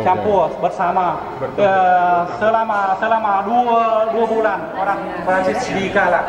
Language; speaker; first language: Indonesian; non-native, learner; Vietnamese